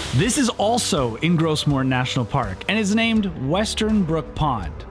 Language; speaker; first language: English; native; English